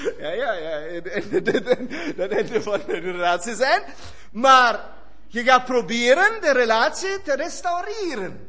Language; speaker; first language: Dutch; non-native, fluent; German